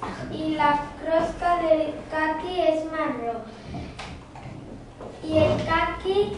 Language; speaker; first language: Catalan; non-native, local second language; Spanish